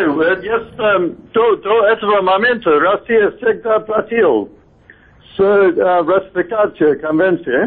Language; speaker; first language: Russian; non-native, fluent; English